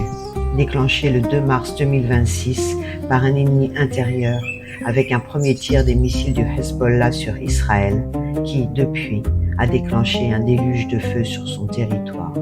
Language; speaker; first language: French; native; French